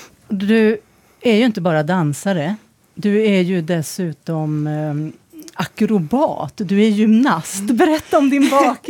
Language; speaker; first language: Swedish; native; Swedish